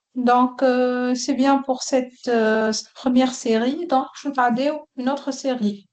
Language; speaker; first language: French; non-native, local second language; Arabic